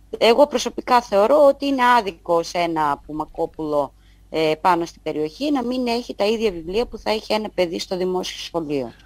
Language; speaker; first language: Greek; non-native, local second language; Bulgarian